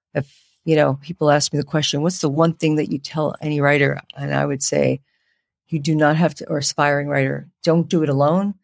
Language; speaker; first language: English; native; English